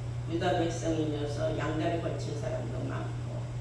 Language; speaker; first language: Korean; native; Korean